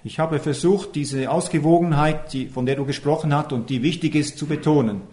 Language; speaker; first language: German; native; German